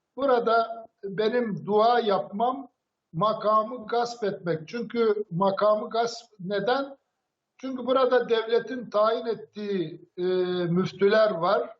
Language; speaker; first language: Turkish; native; Turkish